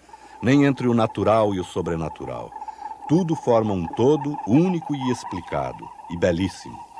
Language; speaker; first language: Portuguese; native; Portuguese